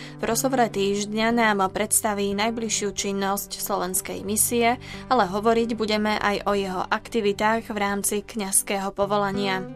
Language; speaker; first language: Slovak; native; Slovak